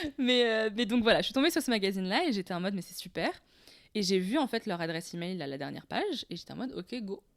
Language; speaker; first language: French; non-native, local second language; Arabic